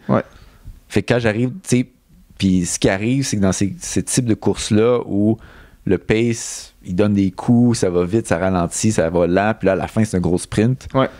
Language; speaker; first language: French; native; French